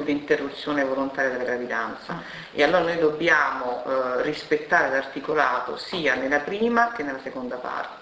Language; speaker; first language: Italian; native; Italian